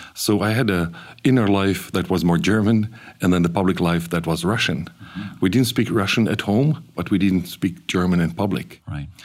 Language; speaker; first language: English; early bilingual, other home language; German